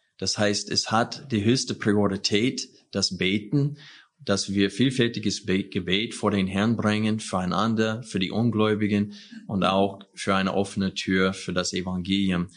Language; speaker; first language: German; non-native, fluent; English